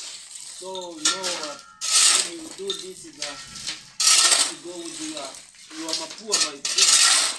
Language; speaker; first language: English; non-native, learner; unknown